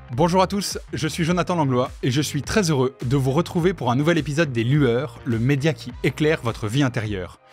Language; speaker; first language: French; native; French